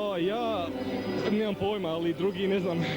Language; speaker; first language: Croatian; early bilingual, heritage; English